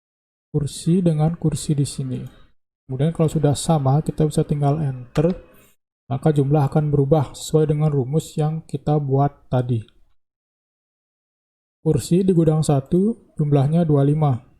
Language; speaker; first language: Indonesian; native; Indonesian